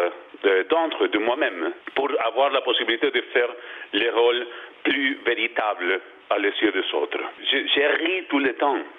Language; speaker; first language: French; non-native, learner; Spanish